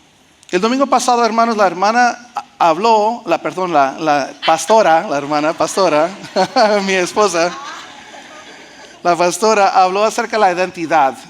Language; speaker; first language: Spanish; early bilingual, heritage; Spanish